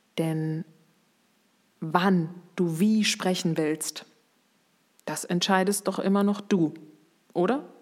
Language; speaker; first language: German; native; German